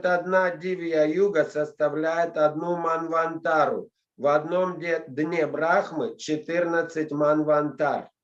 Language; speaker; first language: Russian; native; Russian